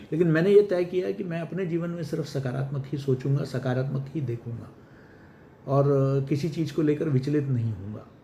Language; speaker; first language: Hindi; non-native, local second language; Malayalam